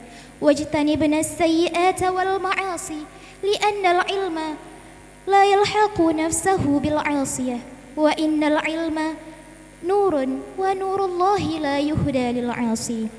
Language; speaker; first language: Arabic; non-native, learner; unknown